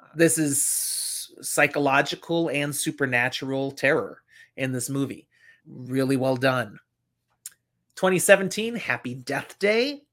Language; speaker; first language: English; native; English